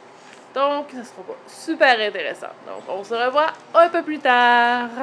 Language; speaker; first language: French; native; French